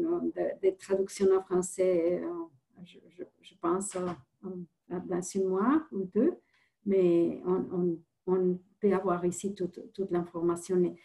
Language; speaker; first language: French; non-native, fluent; Spanish